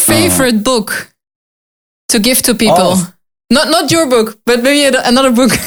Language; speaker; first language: English; non-native, learner; Dutch